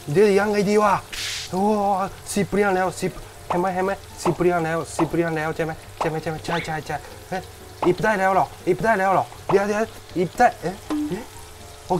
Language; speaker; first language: Thai; non-native, learner; Japanese